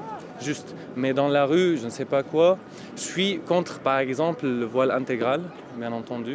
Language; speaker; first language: French; native; French